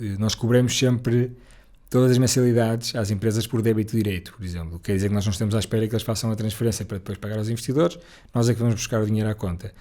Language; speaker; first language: Portuguese; native; Portuguese